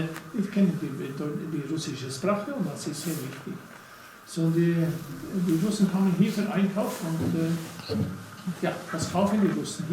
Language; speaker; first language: German; non-native, learner; Norwegian